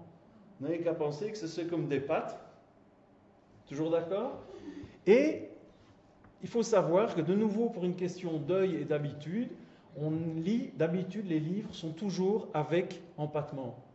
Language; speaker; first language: French; native; French